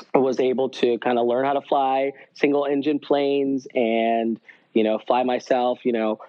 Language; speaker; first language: English; native; English